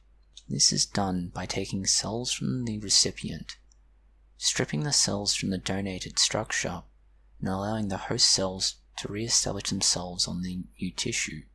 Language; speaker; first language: English; native; English